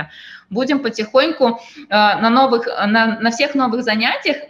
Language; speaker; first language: Russian; native; Russian